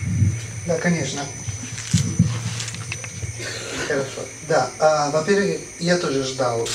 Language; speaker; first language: Russian; non-native, fluent; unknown